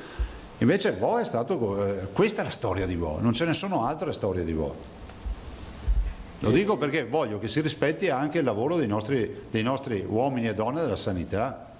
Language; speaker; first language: Italian; native; Italian